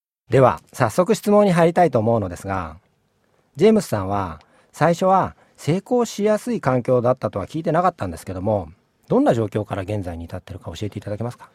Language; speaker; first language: Japanese; native; Japanese